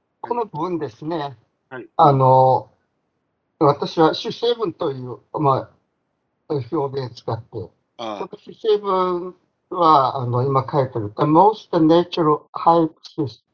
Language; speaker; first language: Japanese; non-native, fluent; Chinese